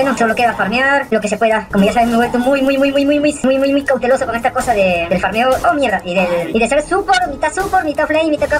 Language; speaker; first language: Spanish; native; Spanish